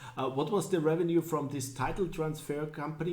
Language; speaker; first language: English; non-native, learner; German